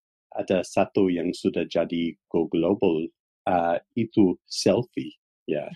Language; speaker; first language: Indonesian; non-native, fluent; English